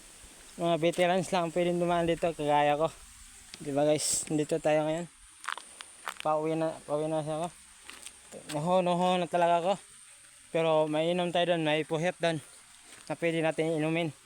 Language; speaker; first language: Filipino; non-native, local second language; Cebuano